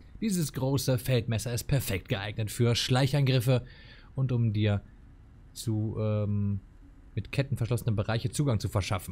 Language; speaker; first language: German; native; German